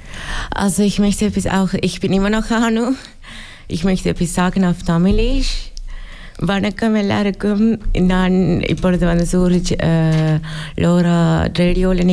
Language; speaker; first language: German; non-native, learner; Tamil